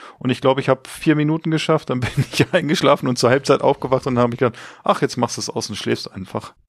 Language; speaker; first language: German; native; German